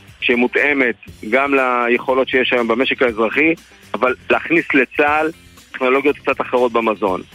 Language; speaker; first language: Hebrew; native; Hebrew